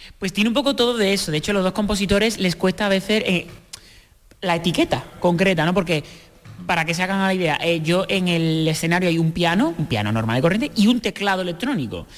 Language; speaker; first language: Spanish; native; Spanish